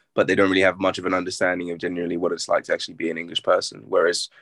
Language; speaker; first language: English; native; English